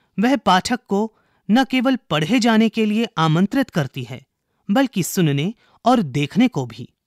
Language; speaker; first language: Hindi; native; Hindi